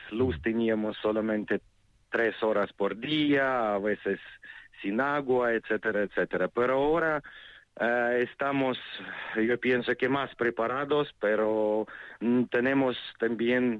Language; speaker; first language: Spanish; non-native, fluent; Ukrainian